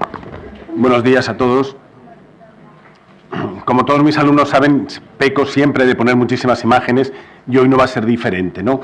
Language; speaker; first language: Spanish; native; Spanish